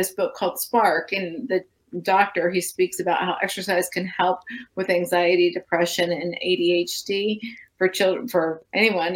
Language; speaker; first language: English; native; English